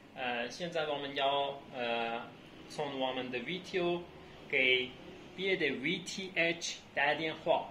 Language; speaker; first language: Chinese; non-native, learner; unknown